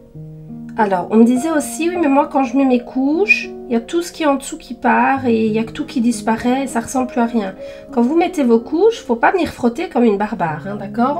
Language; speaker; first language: French; native; French